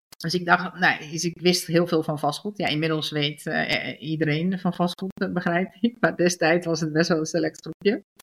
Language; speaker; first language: Dutch; early bilingual, other home language; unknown